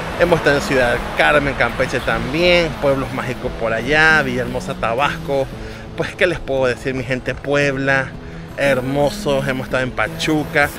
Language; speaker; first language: Spanish; native; Spanish